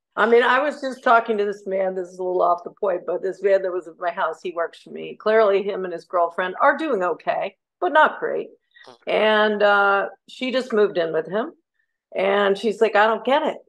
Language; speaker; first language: English; native; English